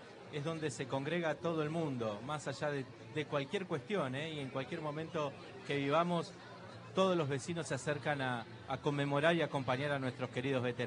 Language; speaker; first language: Spanish; native; Spanish